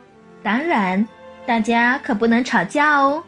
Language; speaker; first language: Chinese; native; Chinese